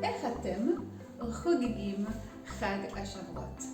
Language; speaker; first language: Hebrew; non-native, fluent; French